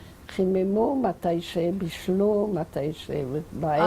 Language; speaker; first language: Hebrew; non-native, fluent; Yiddish